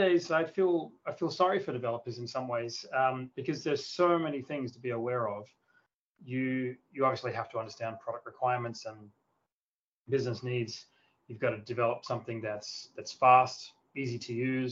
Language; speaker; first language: English; native; English